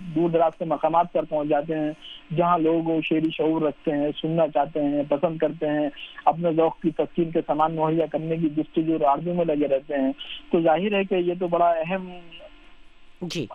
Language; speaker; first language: Urdu; native; Urdu